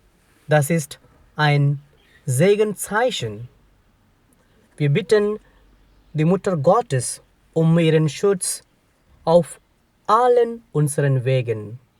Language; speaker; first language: German; non-native, fluent; Telugu